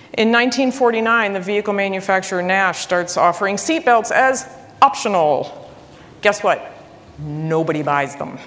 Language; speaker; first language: English; native; English